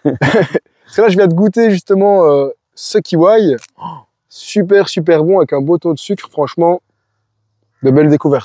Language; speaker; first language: French; native; French